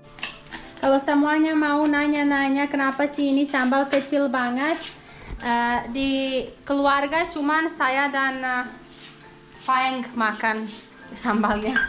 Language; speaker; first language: Indonesian; non-native, learner; Serbian